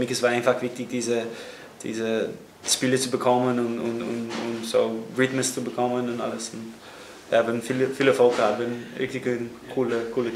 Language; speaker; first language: German; non-native, fluent; English